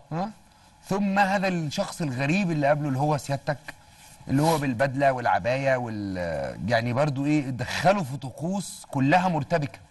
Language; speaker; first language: Egyptian Arabic; native; Egyptian Arabic